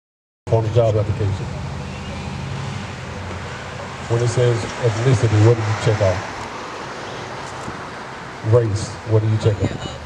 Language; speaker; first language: English; native; English